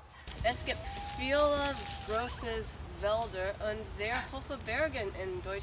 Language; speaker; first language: German; non-native, learner; English